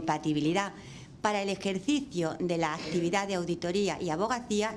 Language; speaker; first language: Spanish; native; Spanish